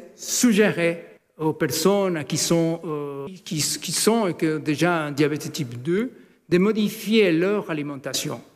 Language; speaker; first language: French; non-native, fluent; Spanish